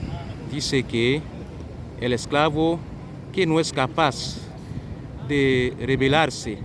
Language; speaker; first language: Spanish; non-native, fluent; French